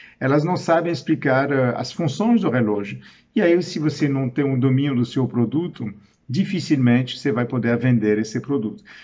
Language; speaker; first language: Portuguese; non-native, fluent; French